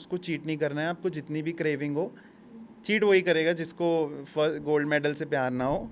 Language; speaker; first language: Hindi; native; Hindi